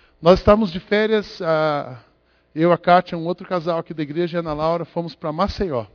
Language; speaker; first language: Portuguese; native; Portuguese